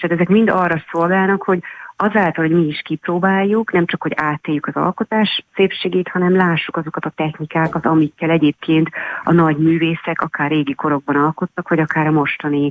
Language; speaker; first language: Hungarian; native; Hungarian